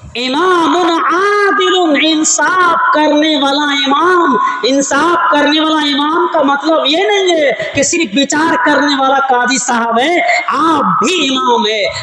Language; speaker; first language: Urdu; non-native, local second language; Bangla